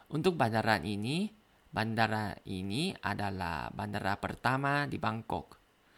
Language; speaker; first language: Indonesian; non-native, learner; Thai